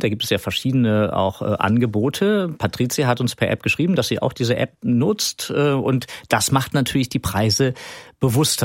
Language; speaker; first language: German; native; German